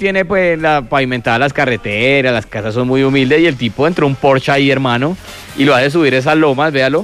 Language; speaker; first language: Spanish; native; Spanish